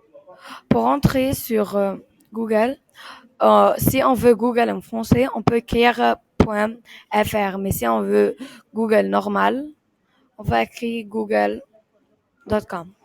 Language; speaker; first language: French; non-native, learner; Arabic